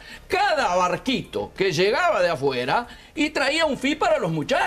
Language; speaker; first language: Spanish; native; Spanish